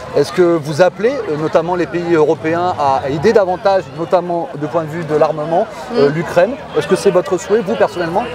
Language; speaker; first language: French; native; French